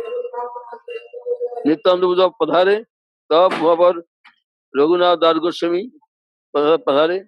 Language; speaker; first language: Hindi; non-native, local second language; Bangla